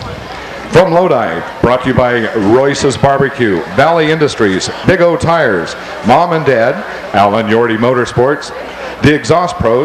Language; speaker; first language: English; native; English